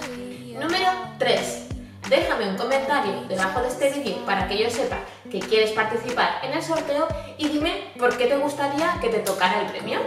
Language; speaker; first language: Spanish; native; Spanish